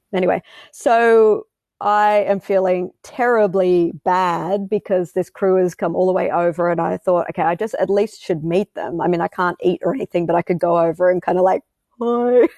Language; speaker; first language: English; native; English